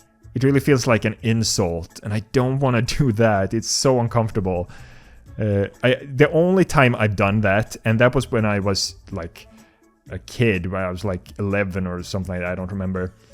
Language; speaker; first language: English; non-native, fluent; Swedish